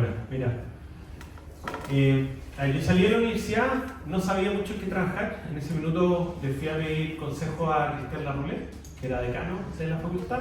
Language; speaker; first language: Spanish; native; Spanish